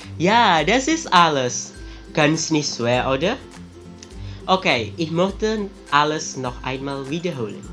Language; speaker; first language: German; non-native, fluent; Javanese